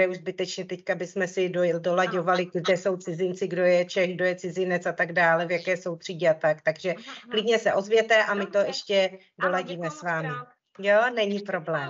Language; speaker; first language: Czech; native; Czech